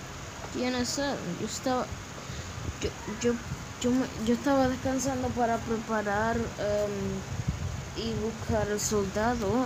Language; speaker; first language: Spanish; early bilingual, heritage; English